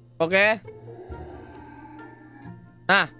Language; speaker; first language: Indonesian; native; Indonesian